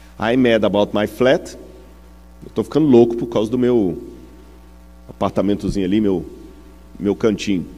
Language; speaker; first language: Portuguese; native; Portuguese